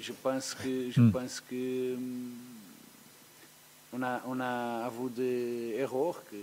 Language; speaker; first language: French; non-native, learner; Spanish